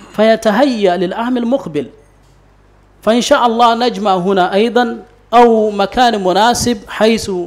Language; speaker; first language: Arabic; non-native, fluent; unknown